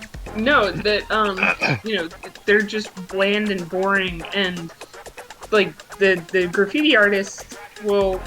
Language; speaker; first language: English; native; English